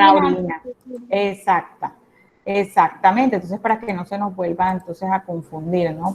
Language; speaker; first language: Spanish; native; Spanish